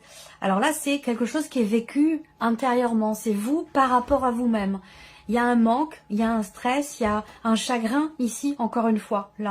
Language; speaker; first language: French; native; French